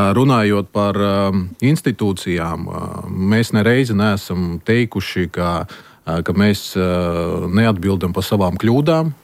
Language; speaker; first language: Latvian; non-native, local second language; Russian